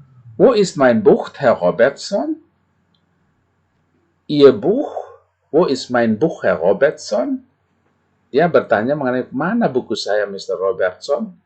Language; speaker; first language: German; non-native, fluent; Indonesian